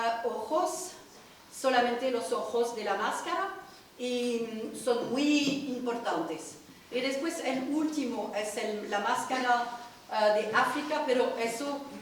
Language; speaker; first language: Spanish; non-native, learner; French